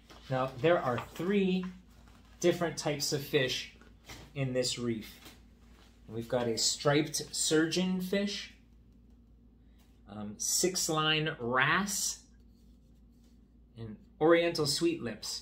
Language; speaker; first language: English; native; English